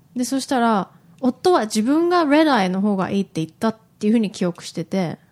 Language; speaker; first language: Japanese; native; Japanese